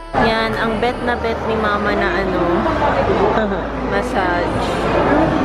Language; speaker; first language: Filipino; early bilingual, heritage; Filipino